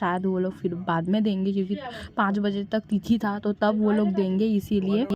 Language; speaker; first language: Hindi; non-native, local second language; Bangla